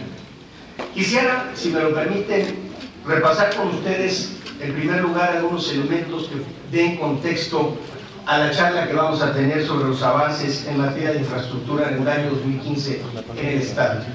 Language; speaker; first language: Spanish; native; Spanish